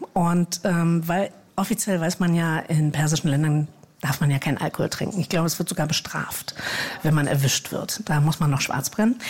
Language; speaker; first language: German; native; German